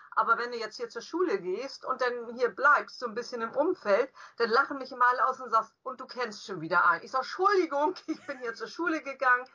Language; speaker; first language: German; native; German